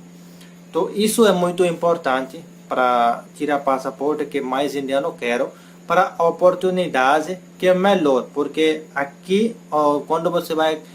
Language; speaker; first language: Portuguese; non-native, learner; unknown